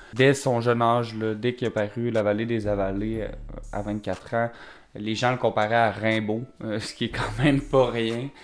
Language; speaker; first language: French; native; French